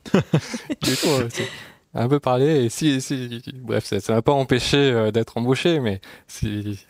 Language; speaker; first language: French; native; French